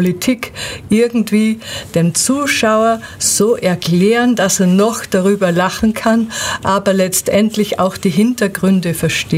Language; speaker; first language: German; native; German